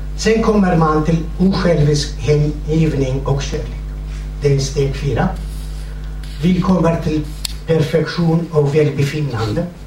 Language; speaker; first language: Swedish; non-native, fluent; Kurdish